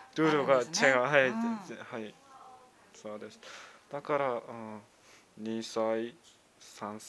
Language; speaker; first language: Japanese; non-native, learner; Mongolian